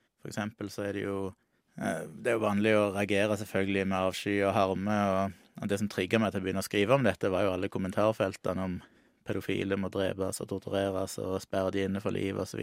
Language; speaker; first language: Norwegian; native; Norwegian